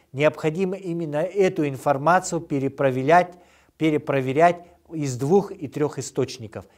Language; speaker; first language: Russian; non-native, local second language; Kyrgyz